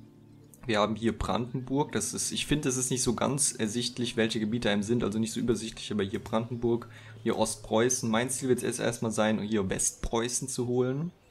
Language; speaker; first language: German; native; German